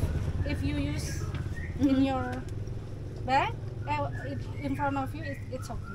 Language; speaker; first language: English; non-native, learner; Indonesian